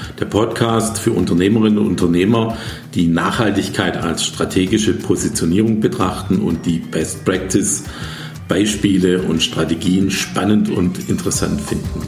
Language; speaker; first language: German; native; German